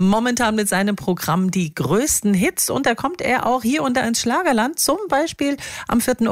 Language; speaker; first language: German; native; German